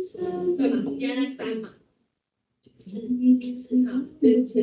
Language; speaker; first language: Chinese; native; Chinese